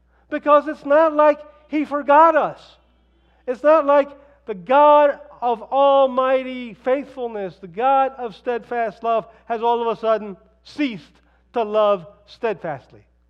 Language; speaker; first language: English; early bilingual, other home language; Spanish